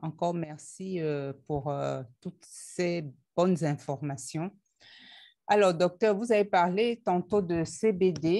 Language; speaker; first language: French; native; French